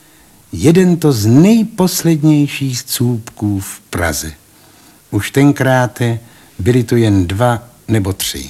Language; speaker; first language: Czech; native; Czech